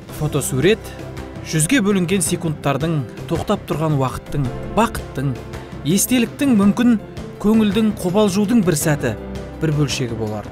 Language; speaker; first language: Kazakh; native; Kazakh